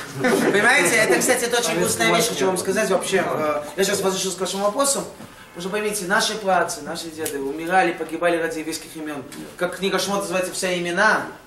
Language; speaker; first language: Russian; early bilingual, heritage; Russian